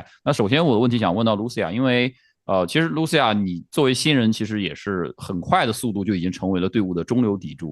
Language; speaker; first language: Chinese; native; Chinese